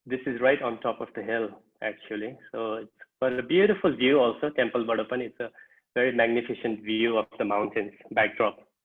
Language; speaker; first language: English; non-native, local second language; Nepali